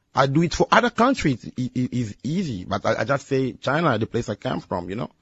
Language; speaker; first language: English; non-native, learner; Lingala